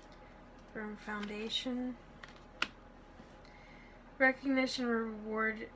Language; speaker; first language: English; native; English